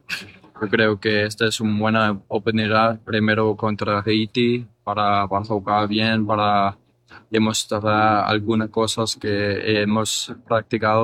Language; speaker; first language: Spanish; early bilingual, heritage; English